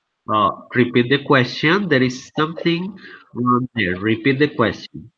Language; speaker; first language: English; non-native, fluent; Spanish